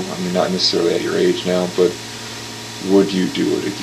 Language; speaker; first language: English; native; English